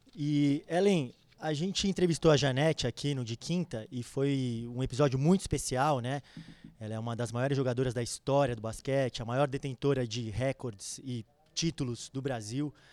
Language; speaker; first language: Portuguese; native; Portuguese